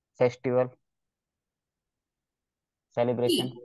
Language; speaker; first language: English; non-native, learner; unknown